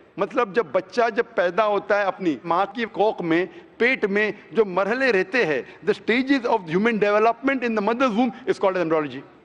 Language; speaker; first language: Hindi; non-native, local second language; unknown